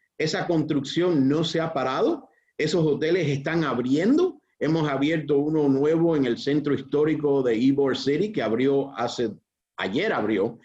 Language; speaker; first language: Spanish; early bilingual, heritage; Spanish